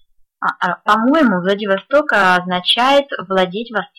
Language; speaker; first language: Russian; native; Russian